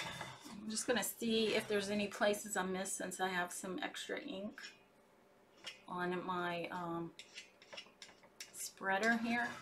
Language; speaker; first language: English; native; English